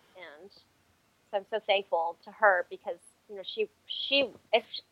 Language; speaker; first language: English; native; English